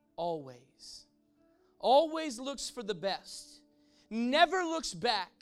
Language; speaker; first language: English; native; English